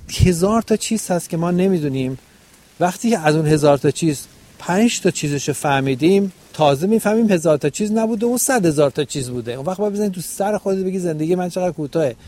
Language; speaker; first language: Persian; native; Persian